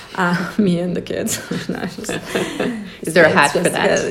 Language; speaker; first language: English; early bilingual, other home language; Persian